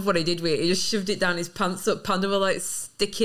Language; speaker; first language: English; native; English